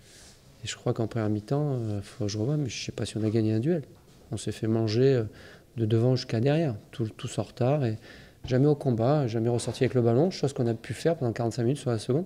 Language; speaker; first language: French; native; French